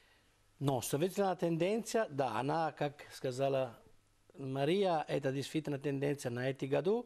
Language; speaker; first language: Russian; non-native, learner; Italian